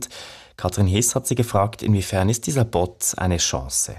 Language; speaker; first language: German; native; German